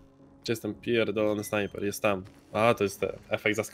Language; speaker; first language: Polish; native; Polish